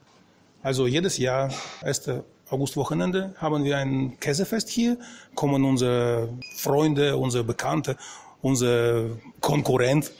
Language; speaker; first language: German; non-native, fluent; Russian